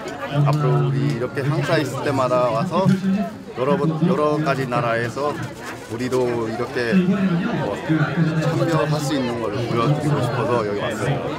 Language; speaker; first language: Korean; non-native, fluent; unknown